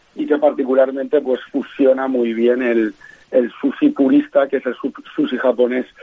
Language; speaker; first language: Spanish; native; Spanish